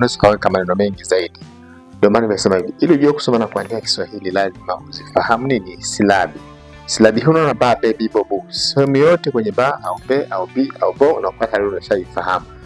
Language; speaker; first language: Swahili; native; Swahili